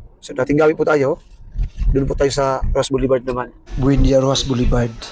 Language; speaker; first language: Filipino; native; Filipino